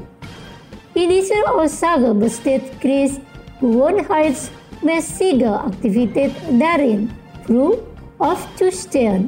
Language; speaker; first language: German; non-native, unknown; Indonesian